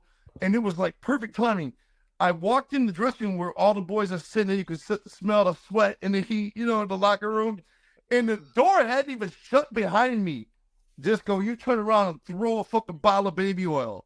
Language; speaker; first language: English; native; English